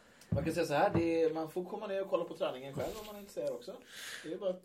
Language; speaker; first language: Swedish; native; Swedish